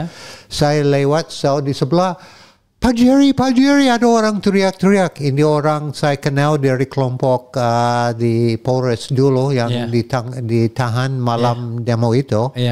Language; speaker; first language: Indonesian; non-native, fluent; English